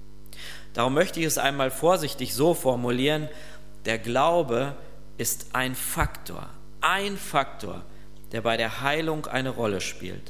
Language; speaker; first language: German; native; German